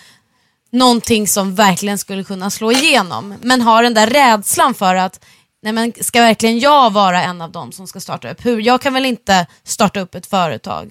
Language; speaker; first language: Swedish; native; Swedish